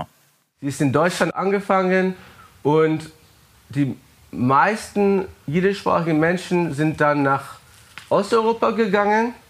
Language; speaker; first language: German; non-native, fluent; English